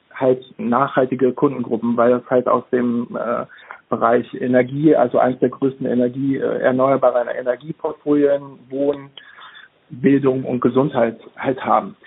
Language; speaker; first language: German; native; German